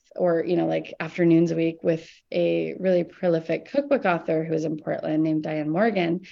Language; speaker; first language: English; native; English